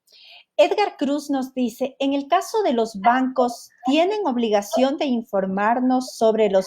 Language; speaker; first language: Spanish; native; Spanish